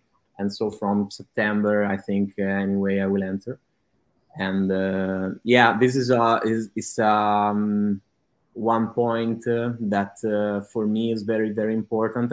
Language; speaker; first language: English; non-native, fluent; Italian